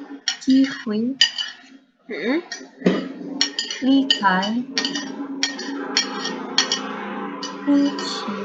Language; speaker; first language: Chinese; non-native, learner; Indonesian